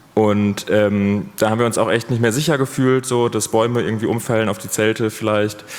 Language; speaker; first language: German; native; German